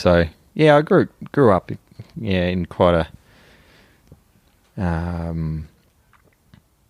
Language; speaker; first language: English; native; English